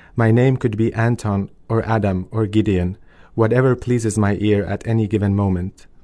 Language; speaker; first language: English; early bilingual, other home language; Albanian